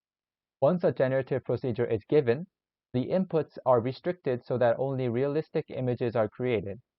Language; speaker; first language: English; non-native, learner; Korean